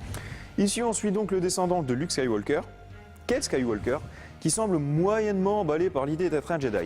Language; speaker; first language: French; native; French